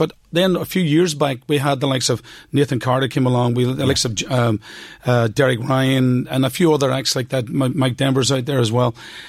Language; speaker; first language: English; native; English